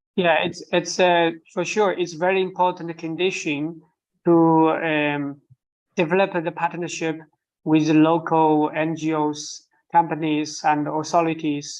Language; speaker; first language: English; non-native, fluent; Chinese